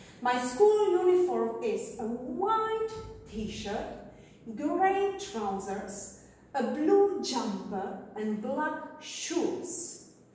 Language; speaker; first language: English; non-native, fluent; Czech